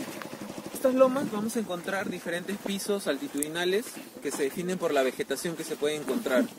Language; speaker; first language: Spanish; native; Spanish